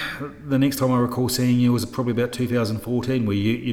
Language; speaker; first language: English; native; English